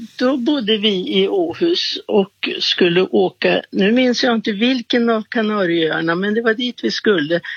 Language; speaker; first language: Swedish; native; Swedish